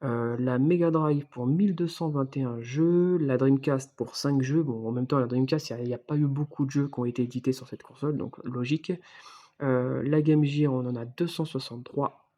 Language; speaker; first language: French; native; French